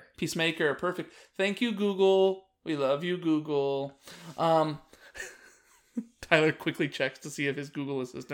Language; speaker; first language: English; native; English